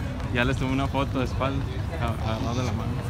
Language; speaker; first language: Spanish; native; Spanish